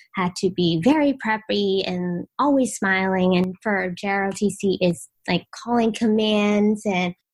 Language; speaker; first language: English; early bilingual, other home language; Vietnamese